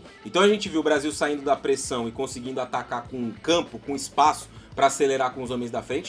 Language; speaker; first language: Portuguese; native; Portuguese